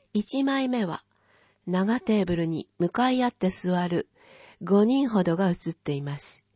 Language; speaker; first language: Japanese; native; Japanese